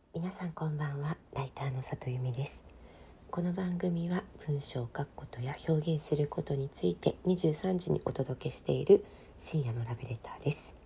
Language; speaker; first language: Japanese; native; Japanese